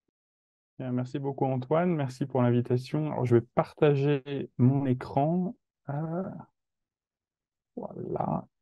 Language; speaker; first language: French; native; French